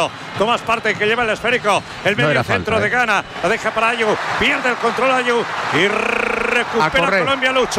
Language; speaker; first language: Spanish; native; Spanish